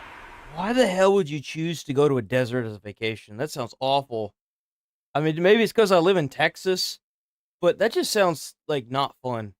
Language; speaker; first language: English; native; English